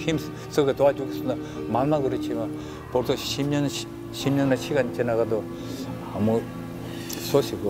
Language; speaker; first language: Korean; early bilingual, heritage; Korean